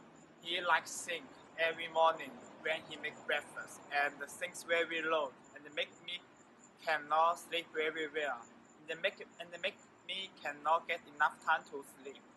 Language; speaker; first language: English; non-native, learner; Chinese